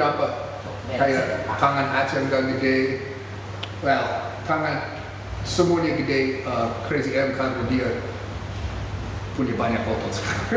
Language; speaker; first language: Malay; non-native, fluent; English